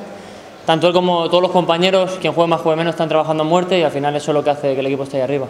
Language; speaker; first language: Spanish; native; Spanish